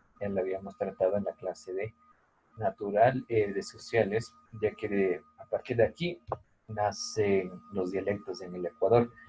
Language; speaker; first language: Spanish; native; Spanish